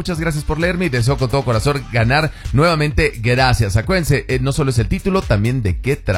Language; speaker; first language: Spanish; native; Spanish